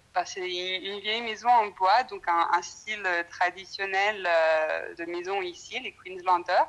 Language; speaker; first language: French; native; French